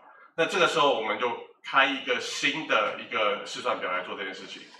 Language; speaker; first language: Chinese; native; Chinese